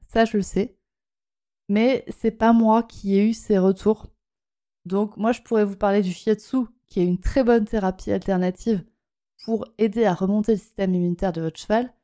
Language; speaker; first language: French; native; French